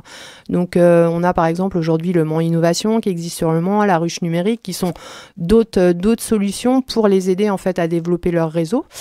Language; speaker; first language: French; native; French